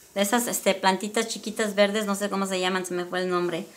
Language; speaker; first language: Spanish; early bilingual, other home language; English